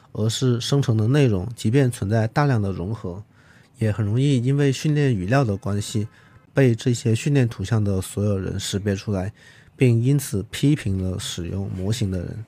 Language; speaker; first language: Chinese; non-native, local second language; Cantonese